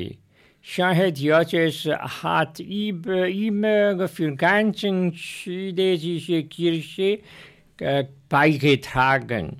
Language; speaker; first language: German; non-native, learner; Chinese